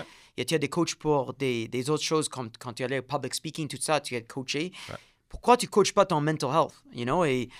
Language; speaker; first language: French; non-native, learner; English